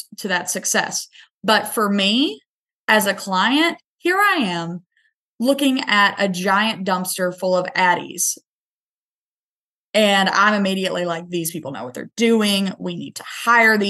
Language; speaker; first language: English; native; English